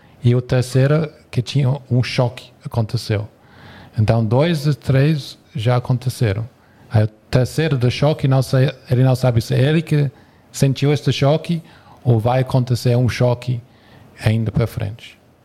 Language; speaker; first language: Portuguese; non-native, fluent; English